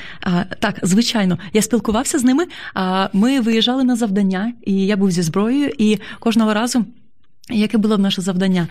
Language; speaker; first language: Ukrainian; native; Ukrainian